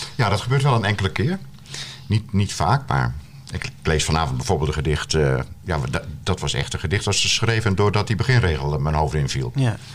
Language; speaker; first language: Dutch; native; Dutch